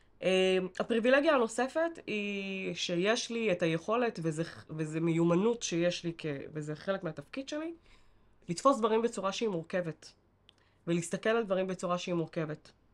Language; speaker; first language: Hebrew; native; Hebrew